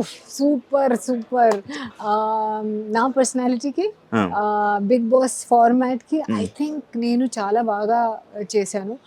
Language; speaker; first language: Telugu; non-native, learner; Hindi